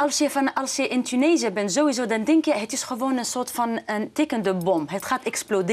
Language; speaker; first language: Dutch; non-native, fluent; Arabic